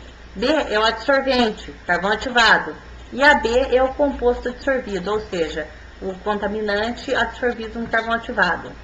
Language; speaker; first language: Portuguese; native; Portuguese